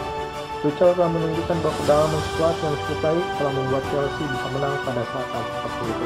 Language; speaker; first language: Indonesian; native; Indonesian